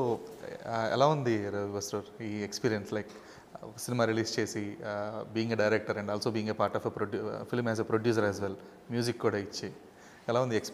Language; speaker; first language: Telugu; native; Telugu